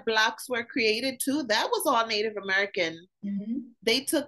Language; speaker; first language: English; native; English